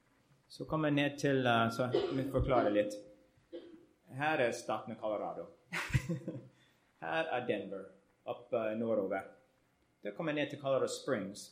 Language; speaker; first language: Norwegian; non-native, learner; English